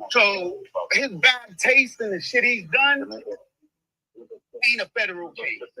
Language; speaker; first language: English; native; English